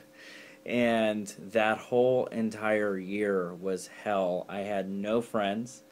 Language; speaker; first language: English; native; English